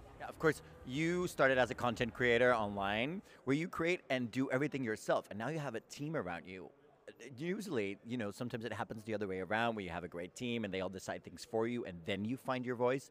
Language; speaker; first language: English; non-native, fluent; Dutch